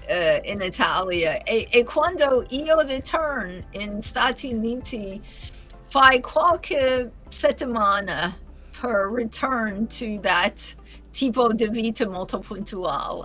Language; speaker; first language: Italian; non-native, learner; English